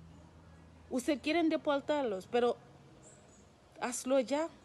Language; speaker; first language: Spanish; non-native, local second language; Haitian Creole